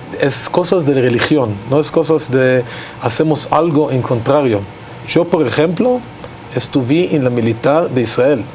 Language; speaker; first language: Spanish; non-native, learner; Hebrew